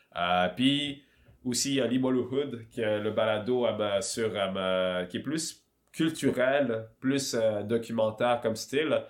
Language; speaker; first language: French; early bilingual, other home language; Swahili